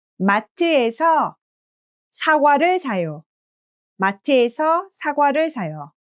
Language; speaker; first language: Korean; native; Korean